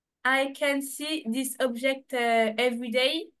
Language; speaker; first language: English; non-native, learner; French